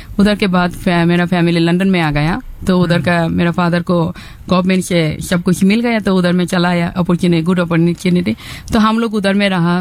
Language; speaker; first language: Hindi; non-native, fluent; Bangla